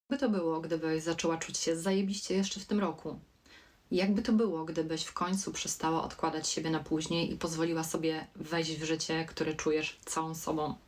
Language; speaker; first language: Polish; native; Polish